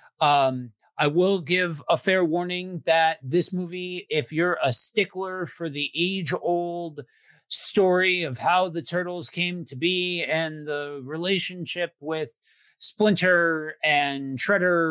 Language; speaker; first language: English; native; English